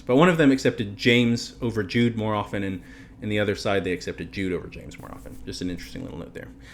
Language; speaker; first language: English; native; English